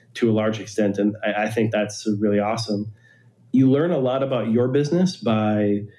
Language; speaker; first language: English; native; English